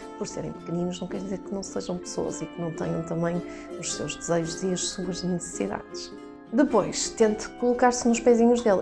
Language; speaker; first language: Portuguese; native; Portuguese